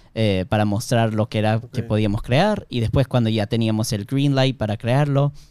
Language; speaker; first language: Spanish; early bilingual, heritage; Spanish